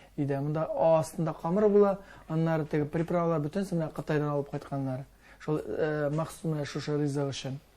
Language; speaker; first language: Tatar; early bilingual, heritage; Tatar